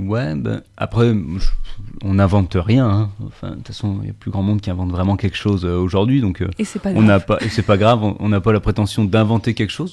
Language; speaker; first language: French; native; French